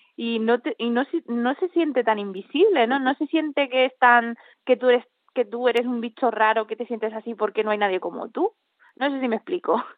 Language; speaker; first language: Spanish; native; Spanish